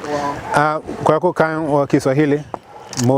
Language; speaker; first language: Swahili; non-native, learner; English